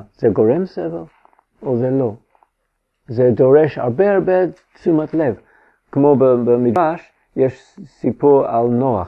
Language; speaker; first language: Hebrew; non-native, fluent; English